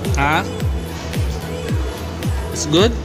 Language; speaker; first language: English; non-native, learner; Filipino